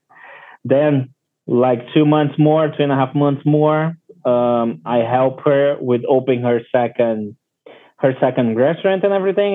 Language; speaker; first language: English; non-native, learner; Portuguese